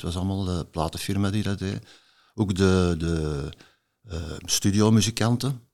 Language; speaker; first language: Dutch; native; Dutch